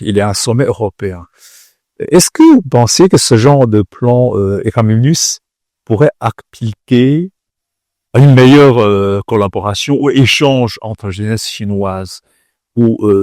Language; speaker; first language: French; non-native, fluent; Chinese